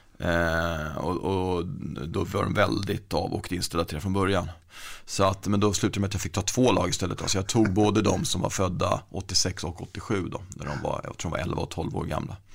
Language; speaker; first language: Swedish; native; Swedish